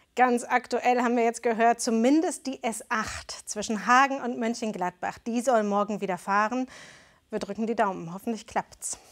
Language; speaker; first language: German; native; German